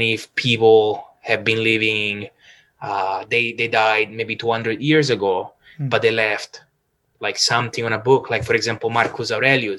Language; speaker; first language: English; non-native, fluent; Italian